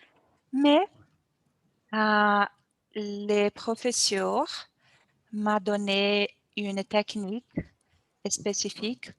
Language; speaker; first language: French; non-native, learner; Portuguese